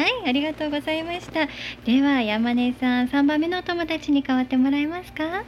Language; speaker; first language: Japanese; native; Japanese